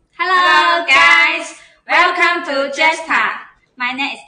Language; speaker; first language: English; non-native, learner; Chinese